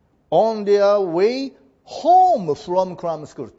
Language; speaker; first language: English; non-native, fluent; Japanese